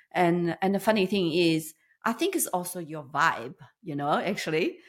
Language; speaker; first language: English; non-native, learner; Chinese